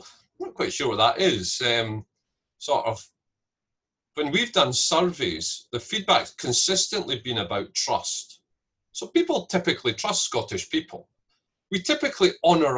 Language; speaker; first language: English; native; English